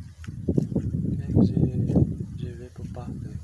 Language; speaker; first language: French; non-native, learner; Portuguese